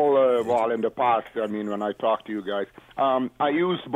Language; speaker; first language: English; non-native, fluent; Maltese